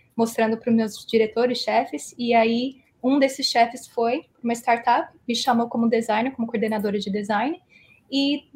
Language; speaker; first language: Portuguese; early bilingual, heritage; Portuguese